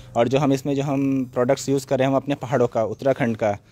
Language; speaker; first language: Hindi; native; Hindi